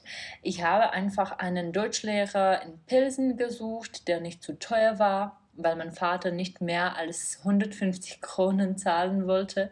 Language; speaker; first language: German; non-native, fluent; Czech